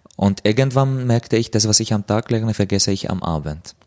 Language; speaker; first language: German; non-native, fluent; Arabic